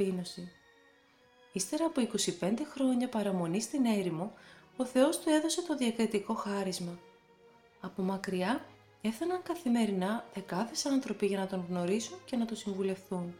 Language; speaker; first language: Greek; native; Greek